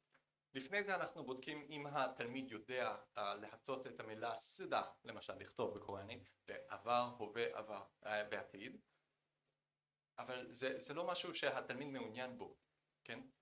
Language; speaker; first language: Hebrew; non-native, fluent; Korean